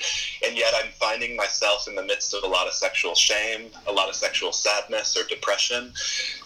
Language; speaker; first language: English; native; English